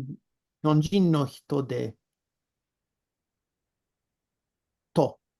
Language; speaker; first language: Japanese; non-native, learner; English